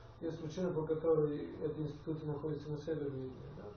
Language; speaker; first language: Russian; non-native, fluent; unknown